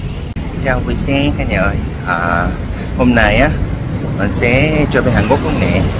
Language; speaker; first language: Vietnamese; non-native, learner; Korean